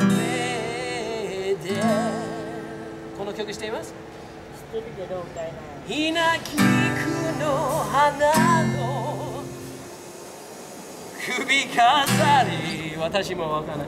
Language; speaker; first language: Japanese; non-native, learner; English